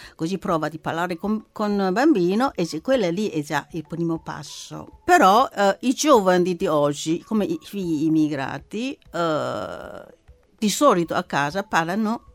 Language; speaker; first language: Italian; non-native, learner; Chinese